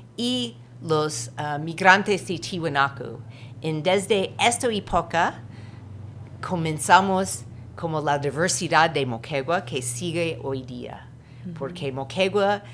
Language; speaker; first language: Spanish; non-native, fluent; English